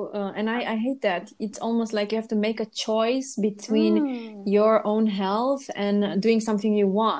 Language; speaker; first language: English; non-native, fluent; Romanian